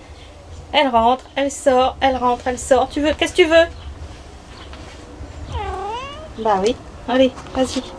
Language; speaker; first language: French; native; French